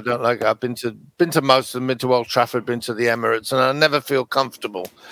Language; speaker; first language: English; native; English